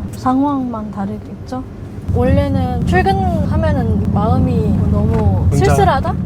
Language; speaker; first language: Korean; non-native, fluent; Indonesian